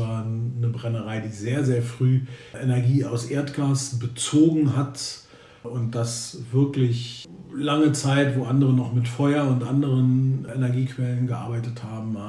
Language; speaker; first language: German; native; German